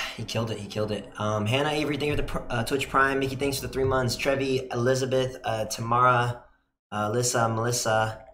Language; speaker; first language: English; native; English